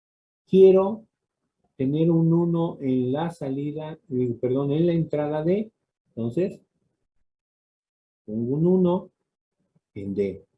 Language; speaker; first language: Spanish; native; Spanish